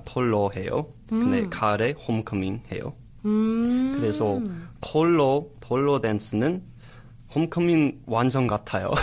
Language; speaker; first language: Korean; non-native, learner; English